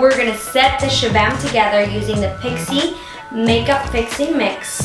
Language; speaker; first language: English; early bilingual, other home language; Spanish